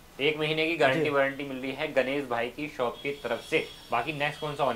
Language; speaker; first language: Hindi; native; Hindi